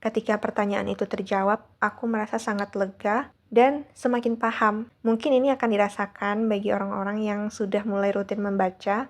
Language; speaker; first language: Indonesian; non-native, local second language; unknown